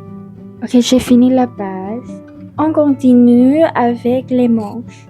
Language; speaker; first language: French; non-native, learner; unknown